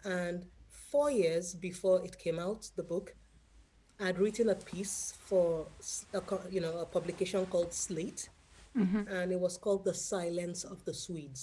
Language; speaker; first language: English; non-native, local second language; Yoruba